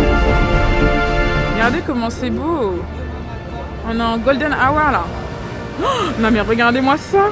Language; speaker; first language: French; native; French